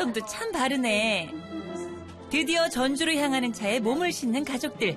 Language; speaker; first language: Korean; native; Korean